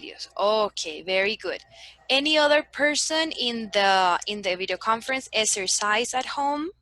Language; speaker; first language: English; non-native, fluent; Spanish